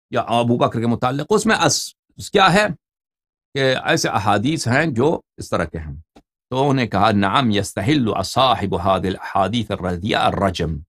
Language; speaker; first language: Urdu; non-native, fluent; Persian